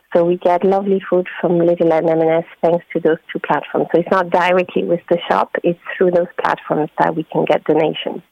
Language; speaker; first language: English; non-native, fluent; French